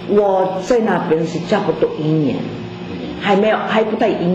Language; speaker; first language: Chinese; non-native, learner; Filipino